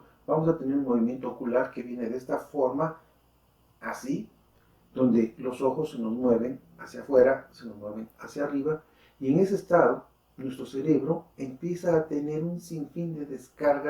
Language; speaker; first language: Spanish; native; Spanish